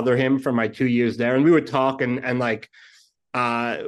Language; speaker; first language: English; native; English